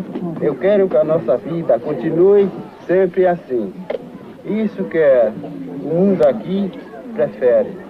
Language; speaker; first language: Portuguese; non-native, local second language; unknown